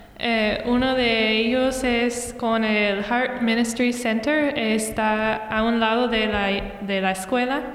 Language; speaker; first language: Spanish; non-native, fluent; English